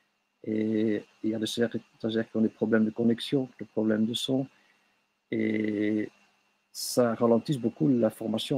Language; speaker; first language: French; non-native, local second language; Dutch